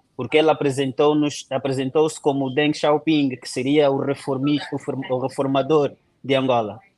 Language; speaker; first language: Portuguese; non-native, local second language; Kongo